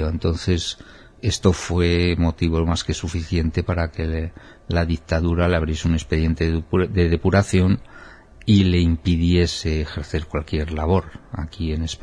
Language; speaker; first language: Spanish; native; Spanish